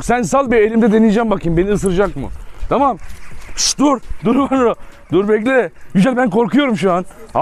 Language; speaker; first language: Turkish; native; Turkish